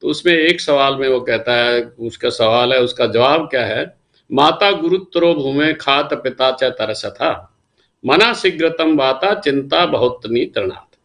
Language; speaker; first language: Hindi; non-native, local second language; Punjabi